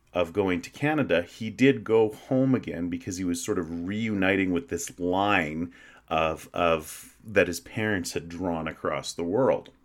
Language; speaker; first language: English; native; English